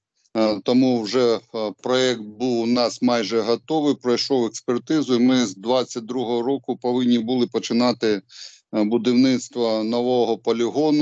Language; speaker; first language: Ukrainian; non-native, local second language; Russian